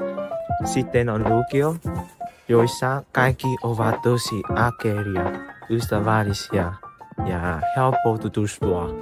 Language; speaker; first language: Finnish; non-native, learner; Vietnamese